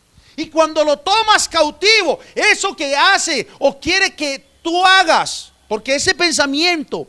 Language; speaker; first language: Spanish; native; Spanish